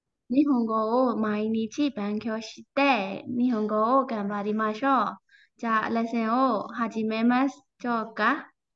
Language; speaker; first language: Japanese; non-native, learner; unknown